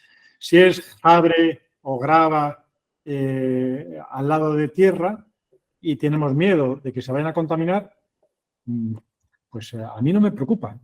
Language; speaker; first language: Spanish; native; Spanish